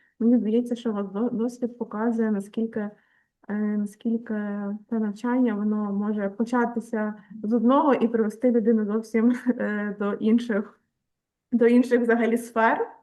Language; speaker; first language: Ukrainian; native; Ukrainian